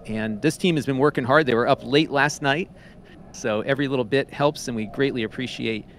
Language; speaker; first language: English; native; English